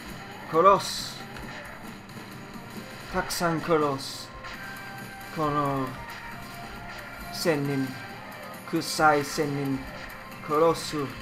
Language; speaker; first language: Japanese; non-native, learner; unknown